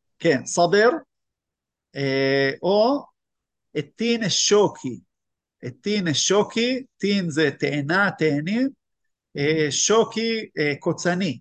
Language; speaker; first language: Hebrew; native; Hebrew